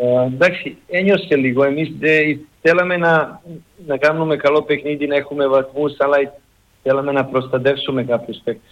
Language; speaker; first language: Greek; non-native, learner; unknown